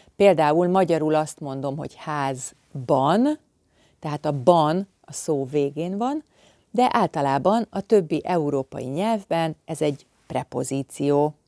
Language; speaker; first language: Hungarian; native; Hungarian